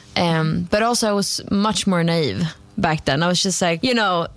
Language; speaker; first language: English; non-native, fluent; Swedish